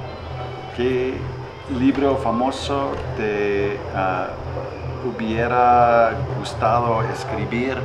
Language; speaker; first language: Spanish; non-native, learner; English